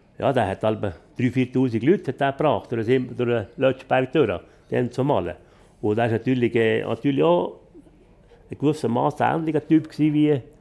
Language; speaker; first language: German; native; German